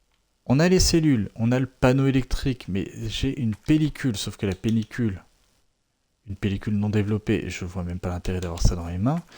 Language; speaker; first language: French; native; French